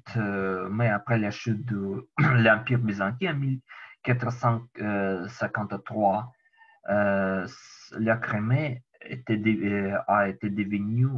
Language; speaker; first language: French; non-native, learner; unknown